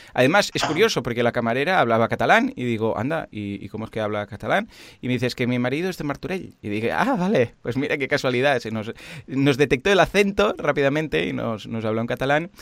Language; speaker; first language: Spanish; native; Spanish